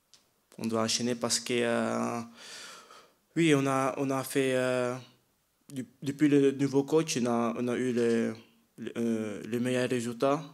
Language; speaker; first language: French; non-native, fluent; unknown